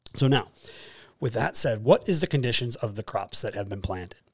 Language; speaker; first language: English; native; English